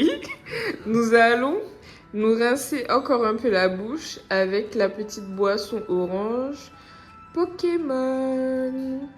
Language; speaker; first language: French; native; French